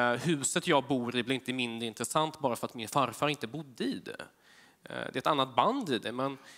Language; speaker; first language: Swedish; early bilingual, other home language; Polish